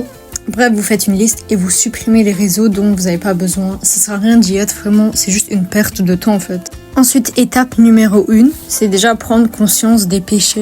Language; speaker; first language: French; native; French